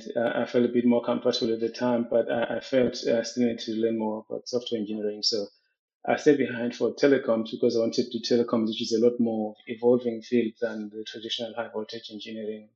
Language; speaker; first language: English; non-native, local second language; Swati